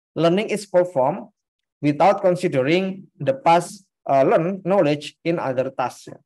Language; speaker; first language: English; non-native, fluent; Indonesian